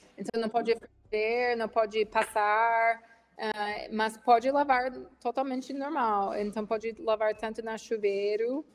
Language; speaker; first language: Portuguese; non-native, fluent; English